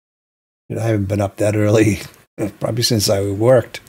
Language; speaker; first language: English; native; English